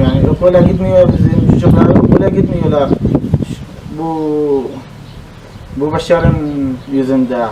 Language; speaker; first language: Turkish; non-native, learner; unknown